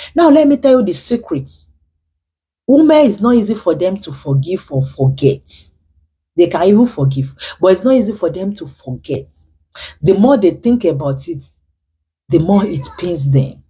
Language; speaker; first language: English; non-native, local second language; Yoruba